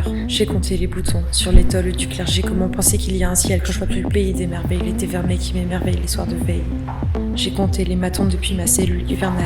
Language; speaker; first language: French; native; French